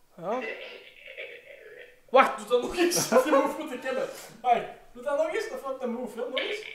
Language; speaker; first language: Dutch; native; Dutch